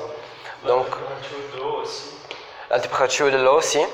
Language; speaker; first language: French; non-native, fluent; Portuguese